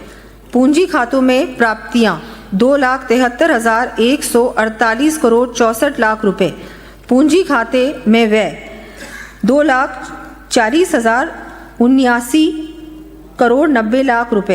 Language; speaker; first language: Hindi; native; Hindi